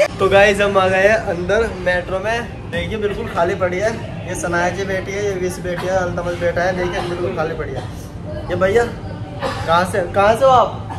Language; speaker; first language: Hindi; native; Hindi